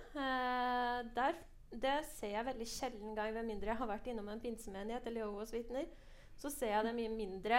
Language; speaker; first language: Norwegian; early bilingual, other home language; Persian